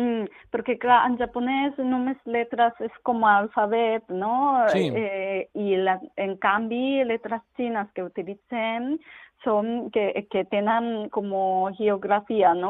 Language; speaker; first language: Catalan; non-native, learner; Japanese